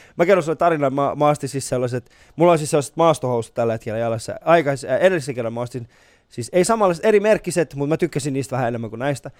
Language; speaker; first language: Finnish; early bilingual, other home language; Persian